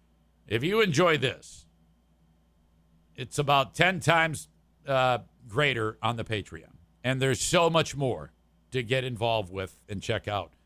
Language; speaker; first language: English; native; English